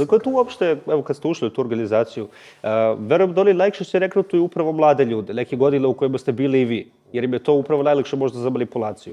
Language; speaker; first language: Bosnian; native; Bosnian